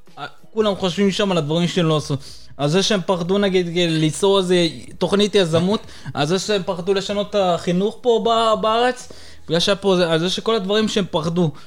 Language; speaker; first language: Hebrew; early bilingual, other home language; Russian